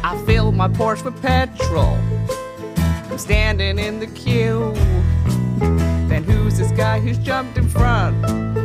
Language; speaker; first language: English; native; English